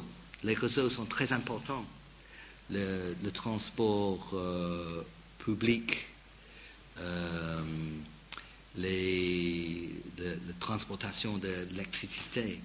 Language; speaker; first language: French; non-native, fluent; English